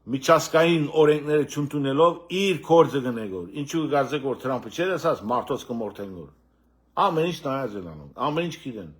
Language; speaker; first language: Armenian; early bilingual, heritage; Armenian